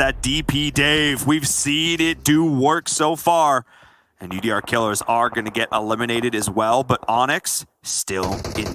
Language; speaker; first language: English; native; English